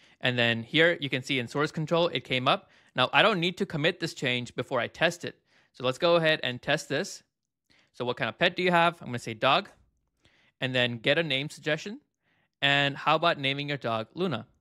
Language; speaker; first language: English; native; English